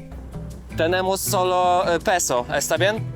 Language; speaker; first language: Spanish; non-native, learner; Polish